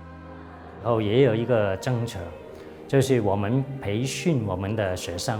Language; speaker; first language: Chinese; non-native, local second language; Cantonese